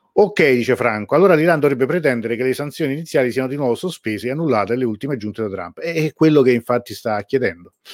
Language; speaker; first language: Italian; native; Italian